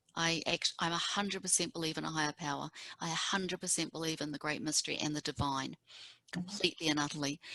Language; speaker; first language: English; native; English